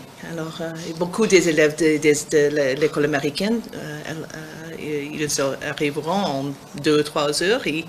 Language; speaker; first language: French; non-native, learner; English